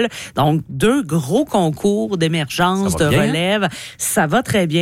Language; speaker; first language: French; native; French